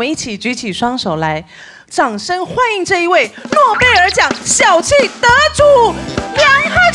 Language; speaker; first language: Chinese; native; Chinese